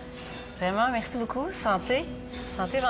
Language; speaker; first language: French; native; French